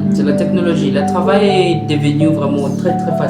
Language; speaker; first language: French; non-native, learner; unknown